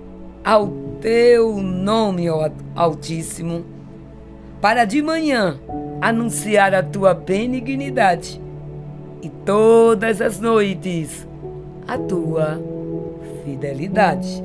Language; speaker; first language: Portuguese; native; Portuguese